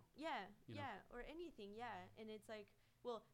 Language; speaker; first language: English; non-native, fluent; Spanish